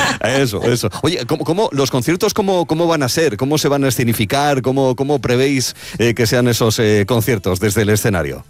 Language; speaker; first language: Spanish; native; Spanish